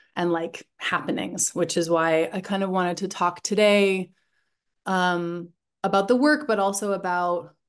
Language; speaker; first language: English; native; English